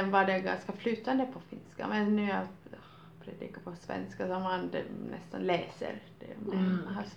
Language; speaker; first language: Swedish; non-native, local second language; Finnish